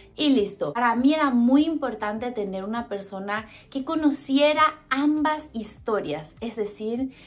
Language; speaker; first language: Spanish; native; Spanish